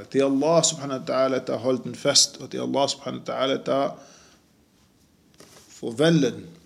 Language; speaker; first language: Danish; non-native, fluent; Arabic